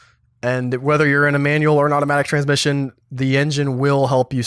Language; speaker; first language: English; native; English